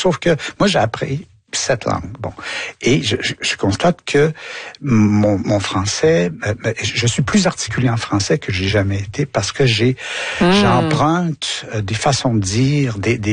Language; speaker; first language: French; native; French